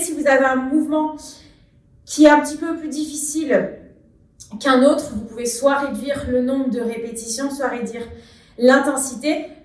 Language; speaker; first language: French; native; French